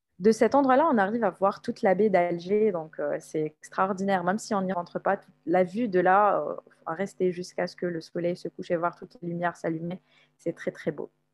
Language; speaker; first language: French; non-native, local second language; Arabic